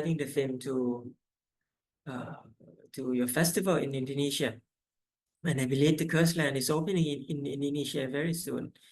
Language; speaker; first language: English; non-native, fluent; Thai